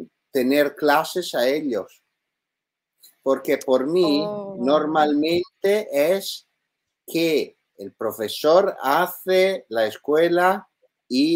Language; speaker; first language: Spanish; non-native, learner; Italian